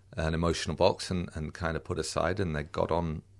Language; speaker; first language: English; native; English